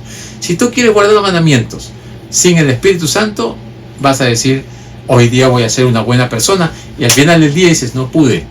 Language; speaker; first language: Spanish; native; Spanish